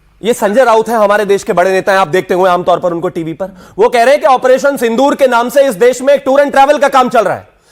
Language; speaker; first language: Hindi; native; Hindi